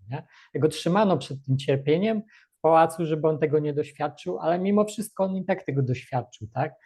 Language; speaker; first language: Polish; early bilingual, other home language; Russian